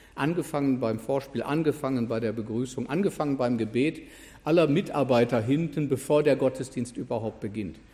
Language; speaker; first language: German; native; German